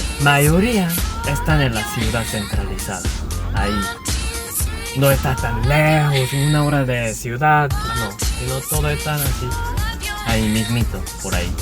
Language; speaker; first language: Spanish; non-native, learner; Korean